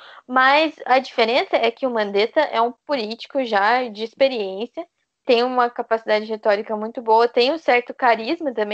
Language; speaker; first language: Portuguese; native; Portuguese